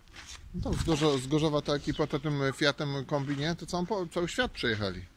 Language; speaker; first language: Polish; native; Polish